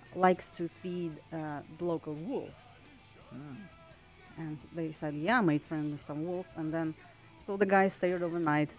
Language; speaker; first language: English; non-native, fluent; Russian